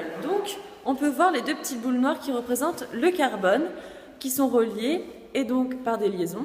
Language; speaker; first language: French; native; French